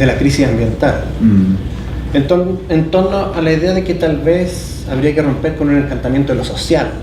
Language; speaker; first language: Spanish; native; Spanish